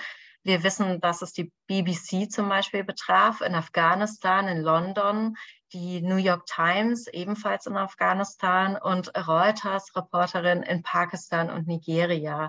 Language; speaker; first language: German; native; German